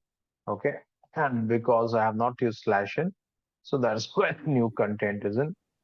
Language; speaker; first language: English; non-native, local second language; Hindi